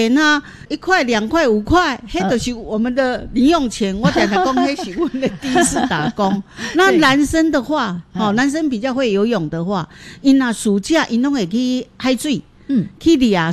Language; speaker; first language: Chinese; native; Chinese